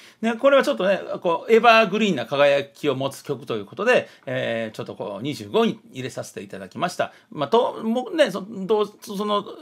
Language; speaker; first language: Japanese; native; Japanese